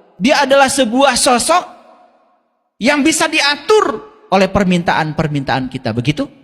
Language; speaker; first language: Indonesian; non-native, local second language; Sundanese